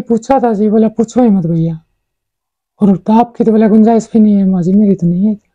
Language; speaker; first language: Hindi; native; Hindi